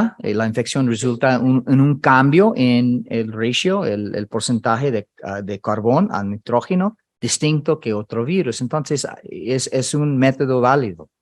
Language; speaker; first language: Spanish; non-native, fluent; English